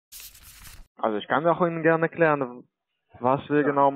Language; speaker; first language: German; non-native, learner; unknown